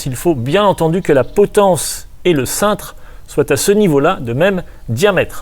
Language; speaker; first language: French; native; French